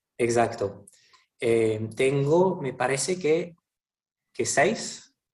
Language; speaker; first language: Spanish; non-native, fluent; French